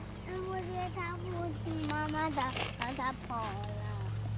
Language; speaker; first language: Chinese; early bilingual, heritage; Chinese